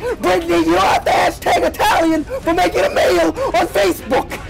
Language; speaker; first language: English; native; English